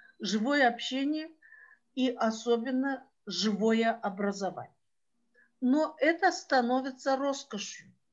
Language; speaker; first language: Russian; non-native, local second language; Kyrgyz